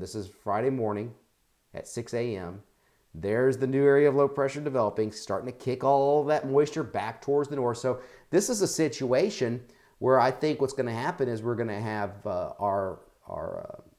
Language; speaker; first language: English; native; English